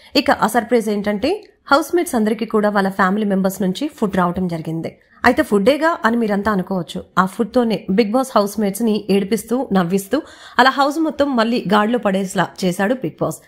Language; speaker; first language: Telugu; native; Telugu